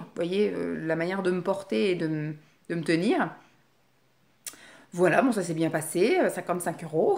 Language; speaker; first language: French; native; French